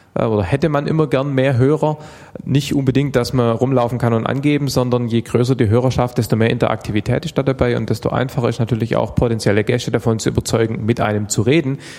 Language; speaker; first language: German; native; German